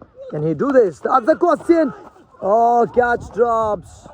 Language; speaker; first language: English; non-native, local second language; Malayalam